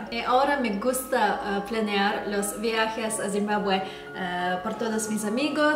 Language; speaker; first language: Spanish; non-native, fluent; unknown